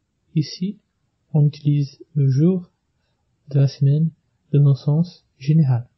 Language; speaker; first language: French; non-native, fluent; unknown